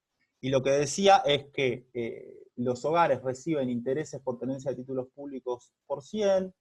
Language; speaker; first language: Spanish; native; Spanish